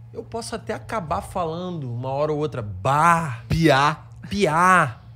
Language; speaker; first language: Portuguese; native; Portuguese